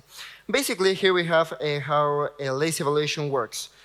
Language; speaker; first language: English; non-native, fluent; Spanish